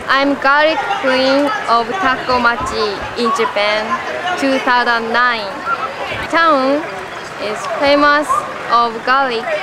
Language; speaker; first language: English; non-native, learner; Japanese